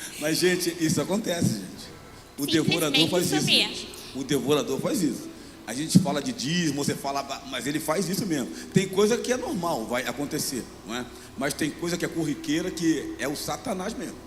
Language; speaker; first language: Portuguese; native; Portuguese